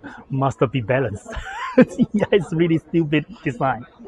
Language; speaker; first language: English; non-native, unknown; Chinese